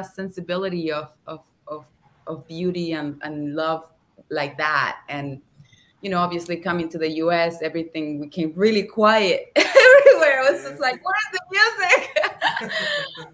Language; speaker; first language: English; non-native, fluent; Spanish